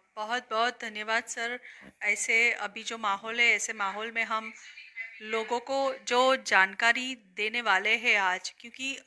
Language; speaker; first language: Hindi; non-native, local second language; Gujarati